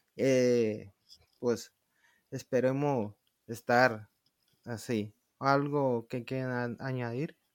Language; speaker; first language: Spanish; native; Spanish